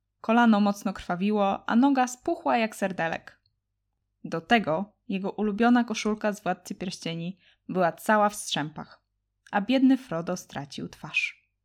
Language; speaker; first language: Polish; native; Polish